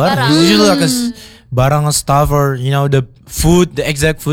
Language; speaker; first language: English; non-native, fluent; Indonesian